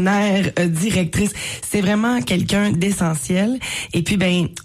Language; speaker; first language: French; native; French